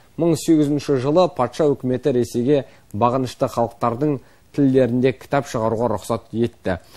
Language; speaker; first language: Kazakh; native; Kazakh